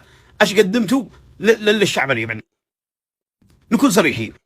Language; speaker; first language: Arabic; native; Arabic